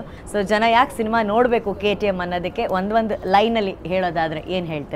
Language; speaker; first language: Kannada; native; Kannada